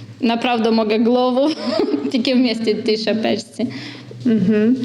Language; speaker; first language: Polish; non-native, learner; Ukrainian